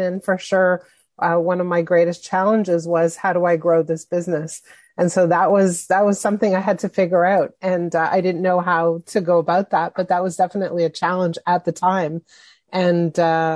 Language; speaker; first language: English; native; English